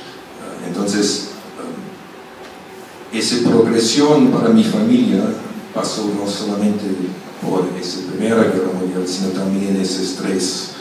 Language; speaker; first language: Spanish; non-native, fluent; German